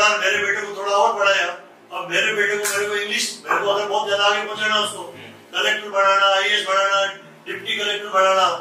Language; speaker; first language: Hindi; non-native, local second language; Marwari